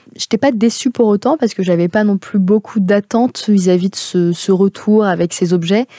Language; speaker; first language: French; native; French